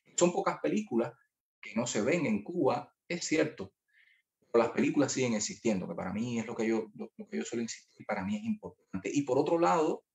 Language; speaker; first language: Spanish; native; Spanish